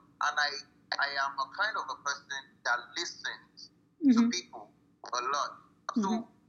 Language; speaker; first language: English; non-native, local second language; Yoruba